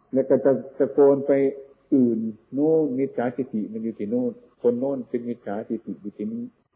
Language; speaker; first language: Thai; non-native, local second language; Northeastern Thai